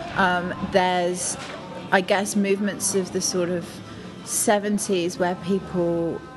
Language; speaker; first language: English; native; English